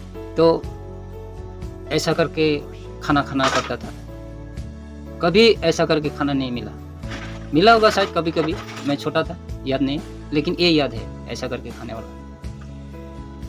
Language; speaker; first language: Hindi; non-native, local second language; Nepali